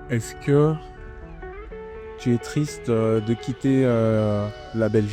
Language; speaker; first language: French; native; French